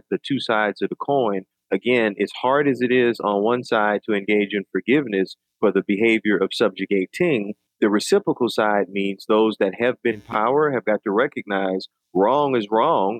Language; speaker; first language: English; native; English